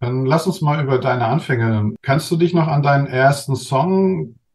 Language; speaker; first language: German; native; German